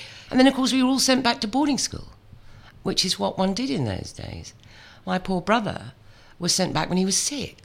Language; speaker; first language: English; native; English